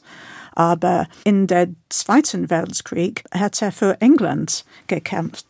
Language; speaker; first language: German; non-native, fluent; English